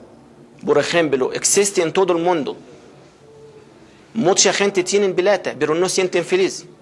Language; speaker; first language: Spanish; non-native, fluent; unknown